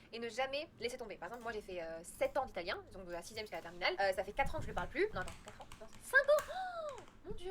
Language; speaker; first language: French; early bilingual, other home language; Arabic